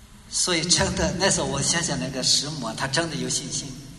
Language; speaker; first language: Chinese; native; Chinese